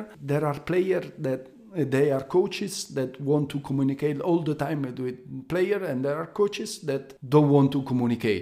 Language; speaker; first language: English; non-native, learner; Italian